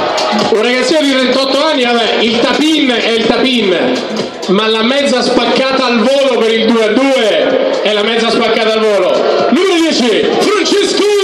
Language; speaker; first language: Italian; native; Italian